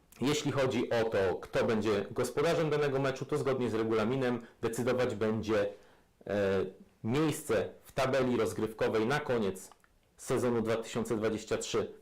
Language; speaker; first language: Polish; native; Polish